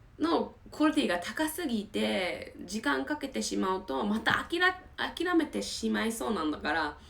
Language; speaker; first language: Japanese; non-native, fluent; English